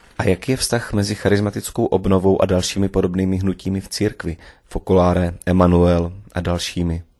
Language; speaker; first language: Czech; native; Czech